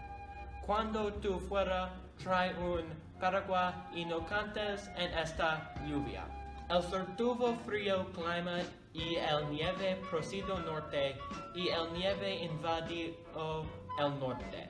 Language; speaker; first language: Spanish; non-native, learner; English